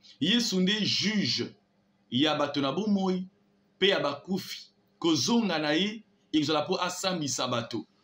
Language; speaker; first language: Lingala; non-native, local second language; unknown